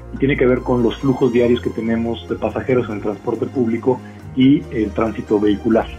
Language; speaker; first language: Spanish; native; Spanish